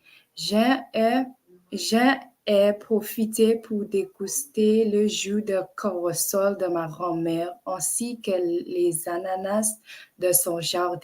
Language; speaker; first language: French; non-native, learner; English